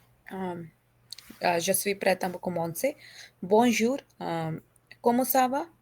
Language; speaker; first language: French; non-native, learner; Hindi